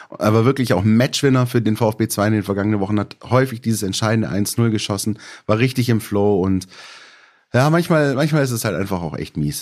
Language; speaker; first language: German; native; German